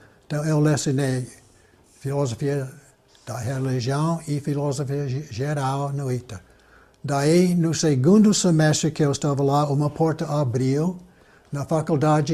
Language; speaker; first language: Portuguese; non-native, fluent; English